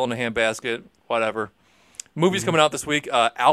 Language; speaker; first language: English; native; English